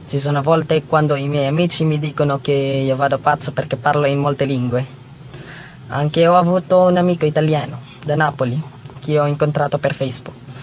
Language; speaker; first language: Italian; non-native, learner; Filipino